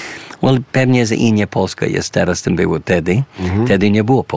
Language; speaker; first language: Polish; early bilingual, heritage; English